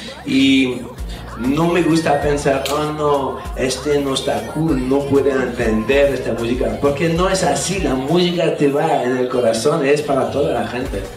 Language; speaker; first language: Spanish; non-native, fluent; French